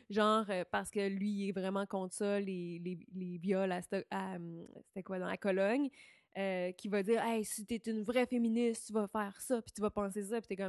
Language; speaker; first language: French; native; French